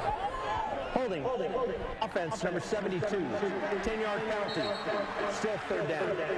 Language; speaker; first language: English; native; English